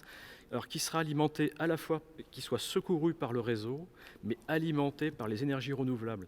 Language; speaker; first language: French; native; French